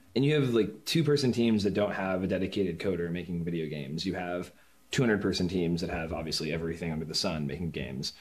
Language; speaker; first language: English; native; English